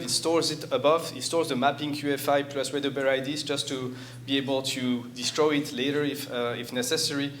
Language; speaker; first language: English; non-native, fluent; French